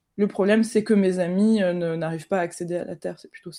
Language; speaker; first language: French; native; French